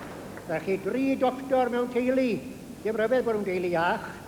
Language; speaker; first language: Welsh; native; Welsh